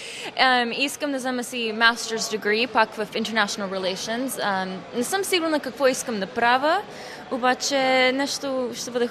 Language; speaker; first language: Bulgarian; early bilingual, heritage; Bulgarian